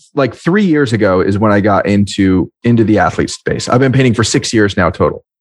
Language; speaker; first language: English; native; English